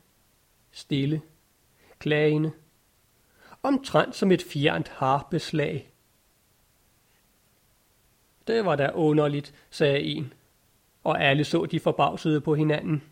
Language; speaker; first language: Danish; native; Danish